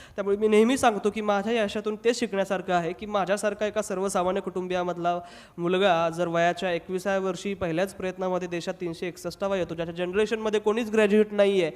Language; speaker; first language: Marathi; non-native, local second language; Hindi